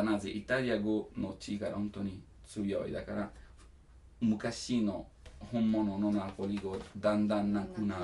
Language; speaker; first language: Japanese; non-native, learner; Italian